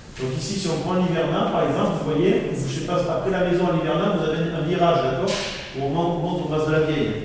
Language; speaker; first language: French; native; French